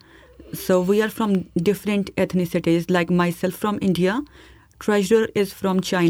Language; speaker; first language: English; non-native, local second language; Hindi